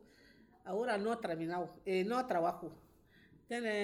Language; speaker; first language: Spanish; non-native, learner; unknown